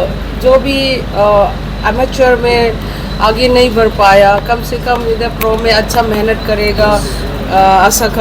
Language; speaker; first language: Hindi; non-native, local second language; Manipuri